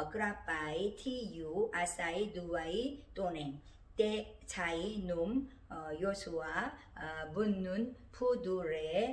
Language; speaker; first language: Thai; non-native, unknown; Korean